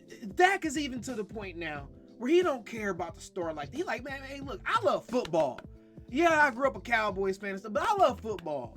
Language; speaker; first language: English; native; English